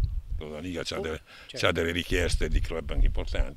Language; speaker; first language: Italian; native; Italian